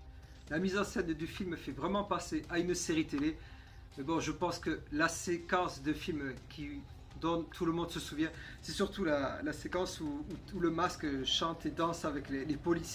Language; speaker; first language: French; native; French